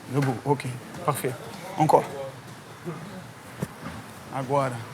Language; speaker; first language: French; non-native, learner; Portuguese